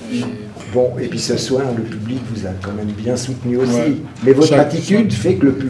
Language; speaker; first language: French; native; French